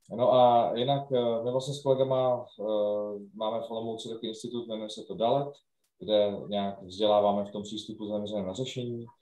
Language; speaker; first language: Czech; native; Czech